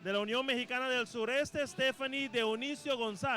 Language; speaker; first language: Spanish; native; Spanish